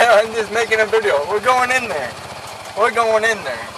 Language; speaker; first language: English; native; English